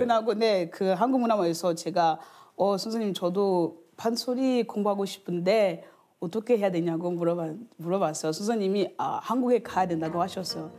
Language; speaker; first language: Korean; non-native, learner; French